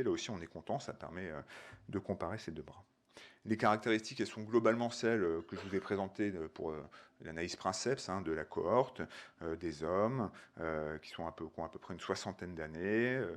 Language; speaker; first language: French; native; French